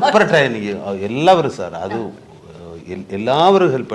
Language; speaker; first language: Tamil; non-native, learner; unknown